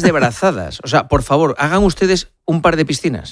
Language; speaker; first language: Spanish; native; Spanish